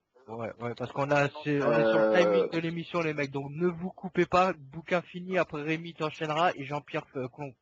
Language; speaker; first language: French; native; French